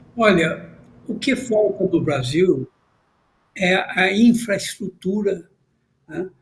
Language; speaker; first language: Portuguese; non-native, fluent; Chinese